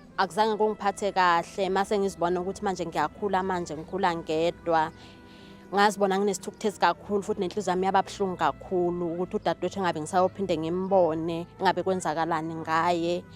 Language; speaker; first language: Zulu; native; Zulu